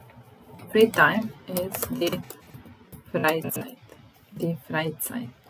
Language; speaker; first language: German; non-native, fluent; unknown